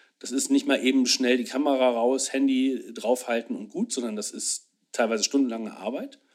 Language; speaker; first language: German; native; German